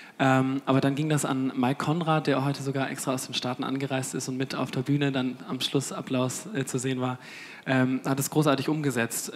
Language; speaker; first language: German; native; German